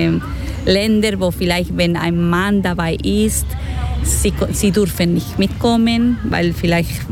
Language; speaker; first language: German; non-native, learner; Spanish